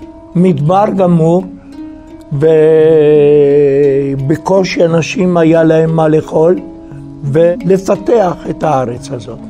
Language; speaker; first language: Hebrew; non-native, fluent; Italian